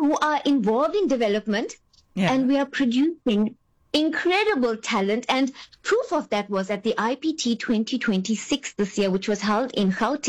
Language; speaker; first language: English; native; English